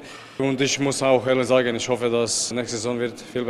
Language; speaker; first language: German; non-native, fluent; Croatian